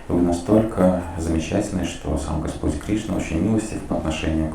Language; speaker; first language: Russian; native; Russian